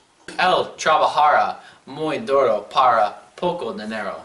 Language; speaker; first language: Spanish; non-native, learner; English